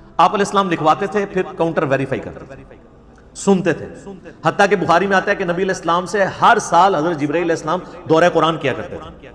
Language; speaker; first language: Urdu; non-native, local second language; Punjabi